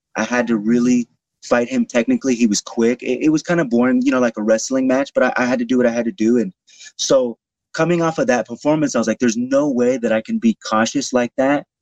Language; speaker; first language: English; native; English